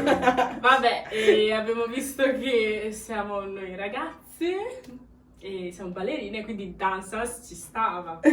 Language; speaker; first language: Italian; early bilingual, other home language; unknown